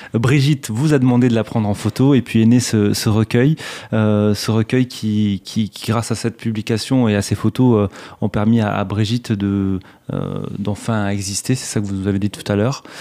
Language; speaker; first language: French; native; French